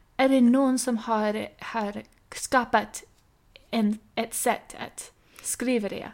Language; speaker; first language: Swedish; non-native, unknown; English